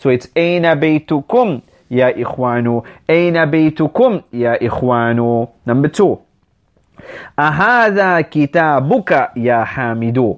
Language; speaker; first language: Arabic; non-native, fluent; English